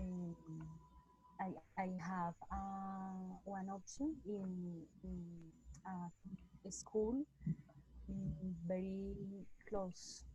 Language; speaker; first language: English; non-native, learner; Spanish